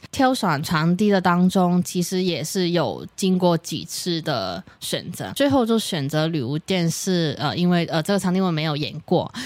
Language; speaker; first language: Chinese; native; Chinese